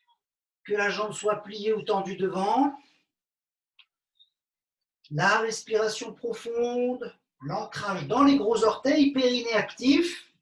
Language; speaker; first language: French; native; French